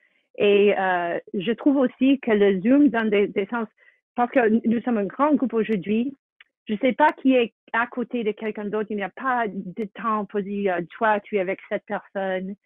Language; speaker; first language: French; non-native, fluent; English